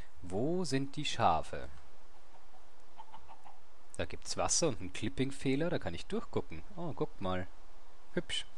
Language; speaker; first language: German; native; German